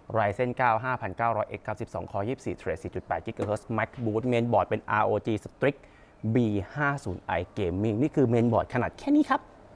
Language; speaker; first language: Thai; native; Thai